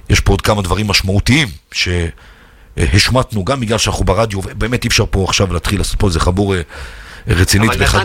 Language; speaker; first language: Hebrew; native; Hebrew